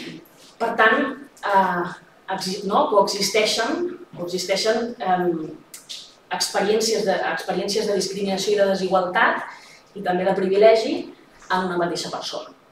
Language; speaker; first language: Catalan; native; Catalan